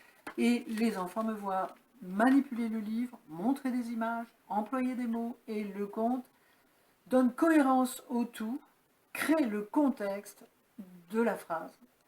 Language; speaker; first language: French; native; French